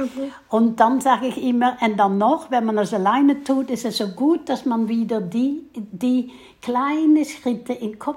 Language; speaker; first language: German; non-native, fluent; Dutch